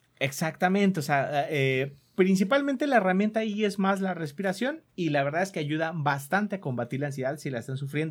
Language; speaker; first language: Spanish; native; Spanish